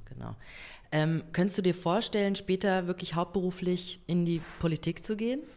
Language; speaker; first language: German; native; German